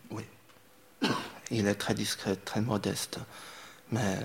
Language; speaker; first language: French; non-native, fluent; Chinese